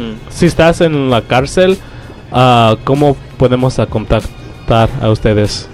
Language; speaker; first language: Spanish; non-native, learner; English